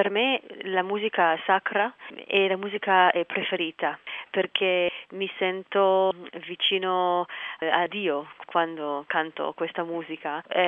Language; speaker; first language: Italian; non-native, fluent; Hebrew